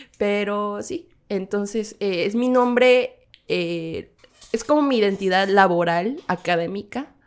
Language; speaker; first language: Spanish; non-native, fluent; Korean